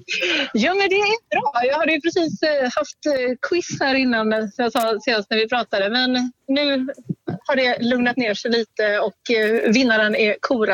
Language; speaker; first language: Swedish; native; Swedish